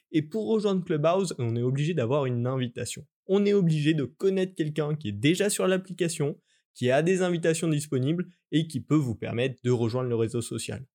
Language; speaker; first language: French; native; French